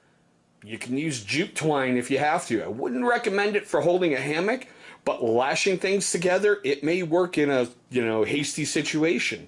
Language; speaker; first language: English; native; English